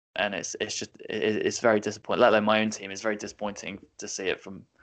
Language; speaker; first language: English; native; English